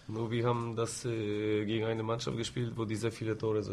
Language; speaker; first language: German; non-native, fluent; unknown